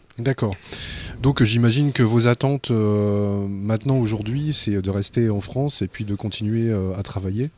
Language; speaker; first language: French; native; French